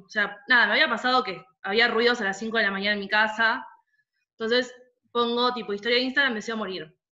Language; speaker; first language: Spanish; native; Spanish